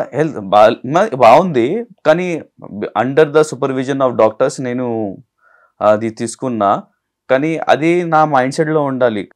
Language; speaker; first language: Telugu; non-native, learner; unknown